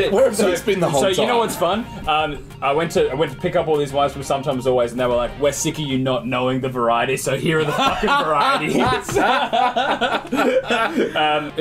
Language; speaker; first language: English; native; English